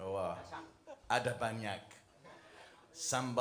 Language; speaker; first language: Indonesian; non-native, fluent; French